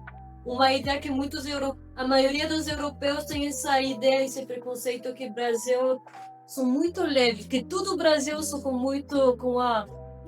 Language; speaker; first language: Portuguese; non-native, fluent; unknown